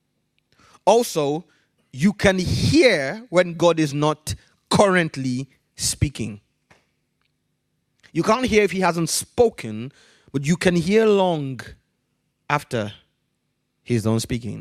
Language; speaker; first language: English; non-native, local second language; Yoruba